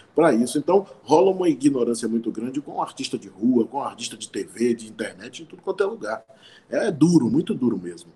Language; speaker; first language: Portuguese; native; Portuguese